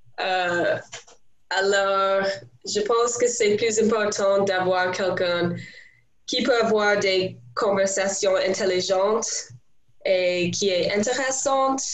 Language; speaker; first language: French; non-native, learner; English